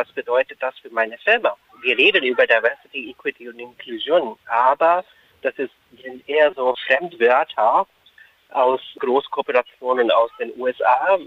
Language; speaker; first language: German; non-native, fluent; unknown